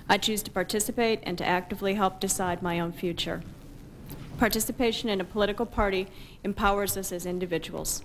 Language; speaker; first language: English; native; English